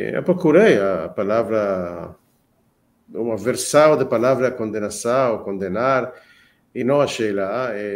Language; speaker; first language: Portuguese; non-native, fluent; Hebrew